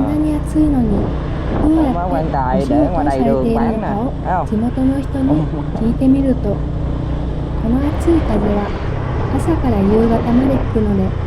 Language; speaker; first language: Japanese; non-native, fluent; Vietnamese